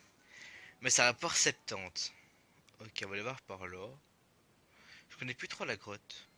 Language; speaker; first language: French; native; French